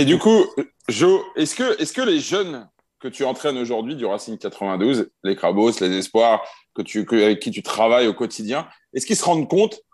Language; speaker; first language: French; native; French